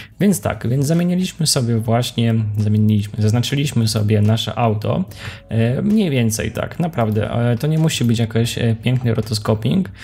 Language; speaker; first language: Polish; native; Polish